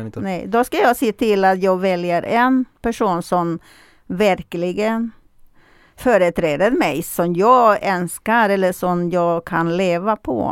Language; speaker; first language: Swedish; non-native, fluent; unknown